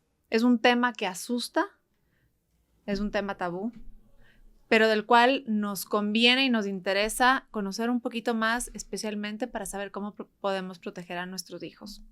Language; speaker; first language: Spanish; native; Spanish